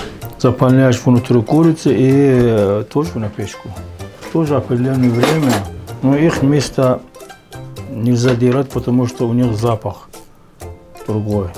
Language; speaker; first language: Russian; non-native, fluent; Azerbaijani